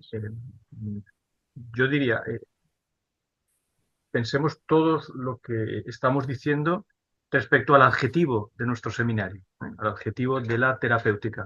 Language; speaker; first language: Spanish; native; Spanish